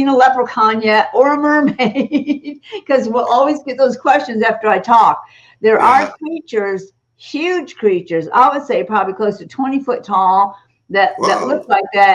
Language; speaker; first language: English; native; English